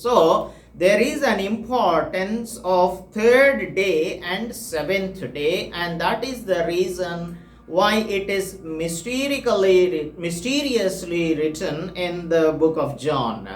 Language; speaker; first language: English; non-native, local second language; Telugu